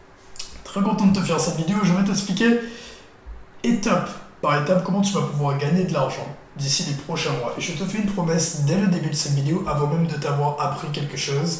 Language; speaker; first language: French; native; French